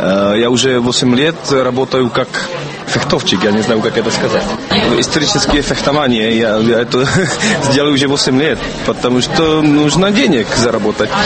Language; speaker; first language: Russian; non-native, learner; Czech